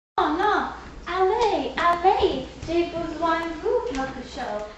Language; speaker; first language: French; non-native, learner; English